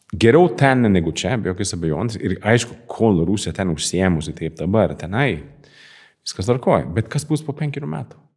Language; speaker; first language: Lithuanian; non-native, fluent; Swedish